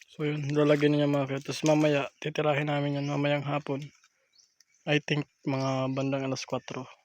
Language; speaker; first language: Filipino; non-native, local second language; Masbatenyo